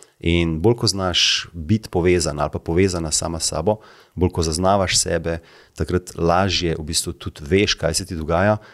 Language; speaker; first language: Slovenian; native; Slovenian